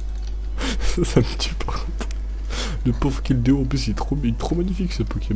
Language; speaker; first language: French; native; French